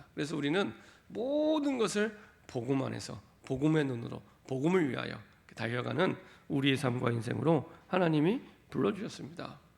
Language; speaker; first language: Korean; native; Korean